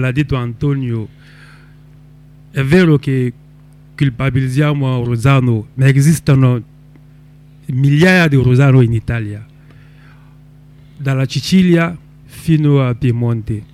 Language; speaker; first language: Italian; non-native, local second language; French